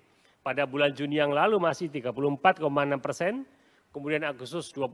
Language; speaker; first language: Indonesian; native; Indonesian